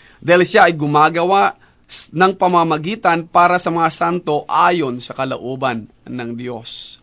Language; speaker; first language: Filipino; native; Filipino